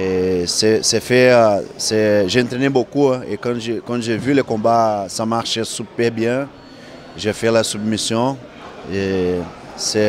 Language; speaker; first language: French; non-native, learner; Portuguese